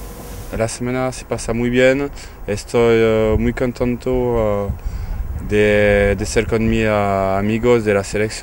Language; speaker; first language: Spanish; non-native, learner; French